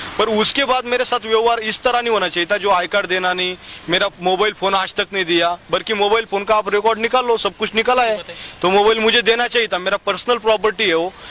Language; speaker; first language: Hindi; non-native, local second language; Marathi